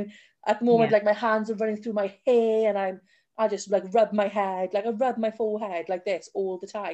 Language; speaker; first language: English; native; English